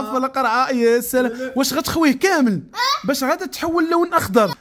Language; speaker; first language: Arabic; native; Arabic